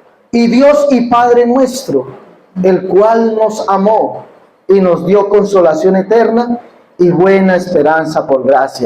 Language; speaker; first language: Spanish; native; Spanish